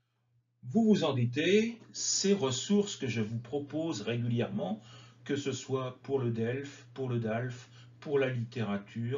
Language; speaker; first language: French; native; French